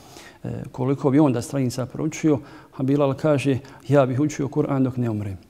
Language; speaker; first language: Bosnian; native; Bosnian